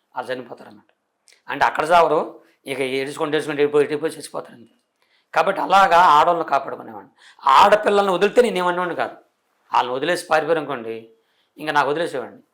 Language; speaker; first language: Telugu; non-native, local second language; Koya